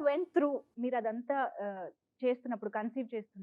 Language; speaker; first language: Telugu; native; Telugu